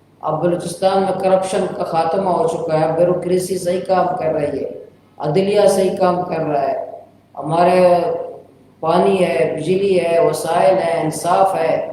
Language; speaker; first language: Urdu; non-native, local second language; Baluchi